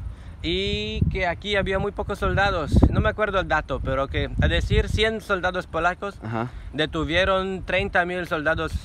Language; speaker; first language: Spanish; non-native, fluent; Polish